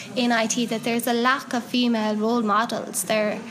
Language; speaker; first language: English; native; English